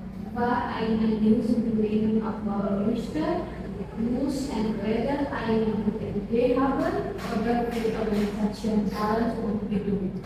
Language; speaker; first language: German; non-native, learner; Indonesian